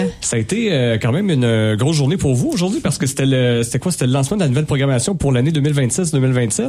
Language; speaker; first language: French; native; French